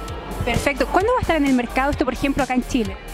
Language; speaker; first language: Spanish; native; Spanish